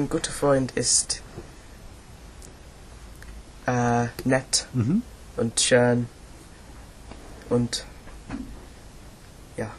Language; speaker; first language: German; non-native, learner; English